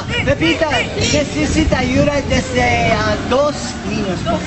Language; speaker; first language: Spanish; non-native, learner; English